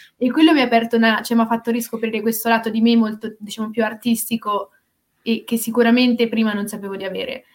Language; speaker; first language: Italian; native; Italian